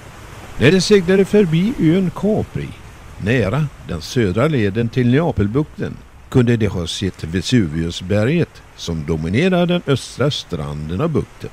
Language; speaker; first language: Swedish; native; Swedish